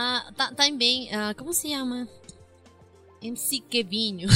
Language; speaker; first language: Portuguese; non-native, learner; Spanish